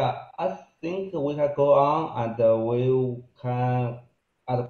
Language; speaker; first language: English; non-native, fluent; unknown